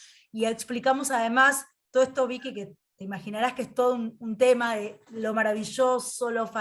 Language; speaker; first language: Spanish; native; Spanish